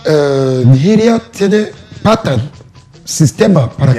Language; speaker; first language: Spanish; non-native, learner; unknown